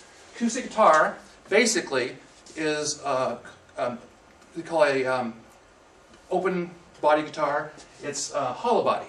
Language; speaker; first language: English; native; English